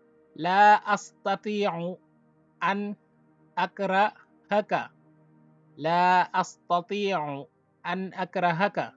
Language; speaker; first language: Arabic; non-native, fluent; Wolof